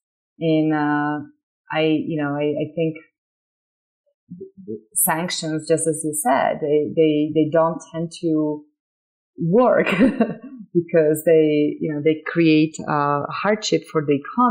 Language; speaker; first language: English; non-native, fluent; Slovak